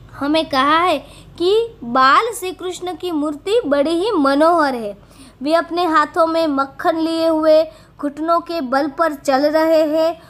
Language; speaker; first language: Hindi; non-native, local second language; Gujarati